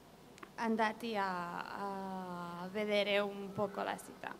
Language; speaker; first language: Italian; non-native, learner; Catalan